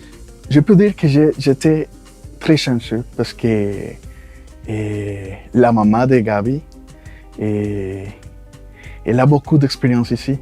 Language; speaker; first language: French; non-native, fluent; Spanish